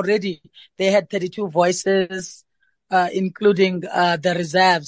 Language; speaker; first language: English; non-native, local second language; Xhosa